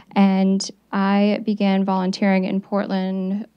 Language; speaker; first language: English; native; English